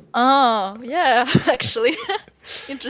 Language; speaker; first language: English; non-native, fluent; Ukrainian